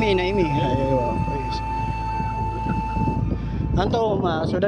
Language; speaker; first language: Arabic; non-native, learner; Filipino